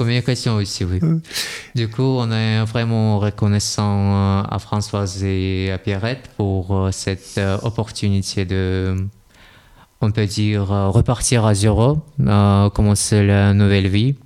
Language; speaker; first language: French; non-native, learner; Russian